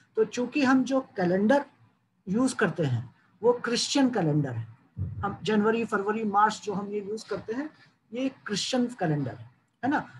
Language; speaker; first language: Hindi; native; Hindi